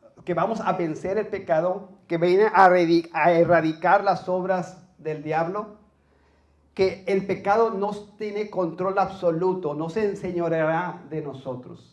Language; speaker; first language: Spanish; native; Spanish